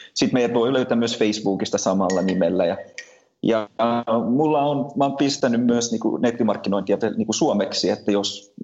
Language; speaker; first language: Finnish; early bilingual, heritage; Finnish